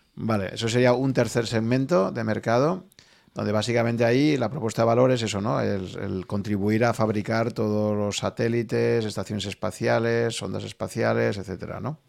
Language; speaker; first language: Spanish; native; Spanish